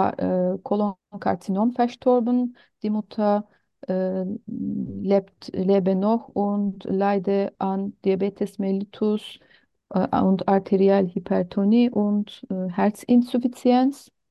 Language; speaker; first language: German; non-native, learner; Turkish